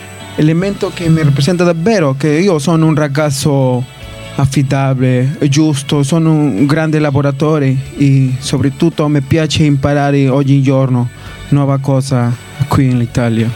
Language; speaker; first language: Italian; non-native, learner; Spanish